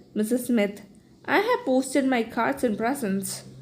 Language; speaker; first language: English; non-native, local second language; Malayalam